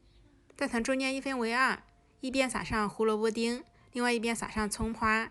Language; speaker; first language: Chinese; native; Chinese